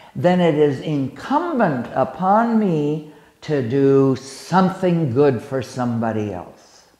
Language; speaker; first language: English; early bilingual, other home language; Lithuanian